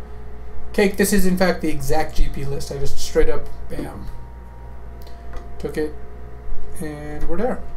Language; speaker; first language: English; native; English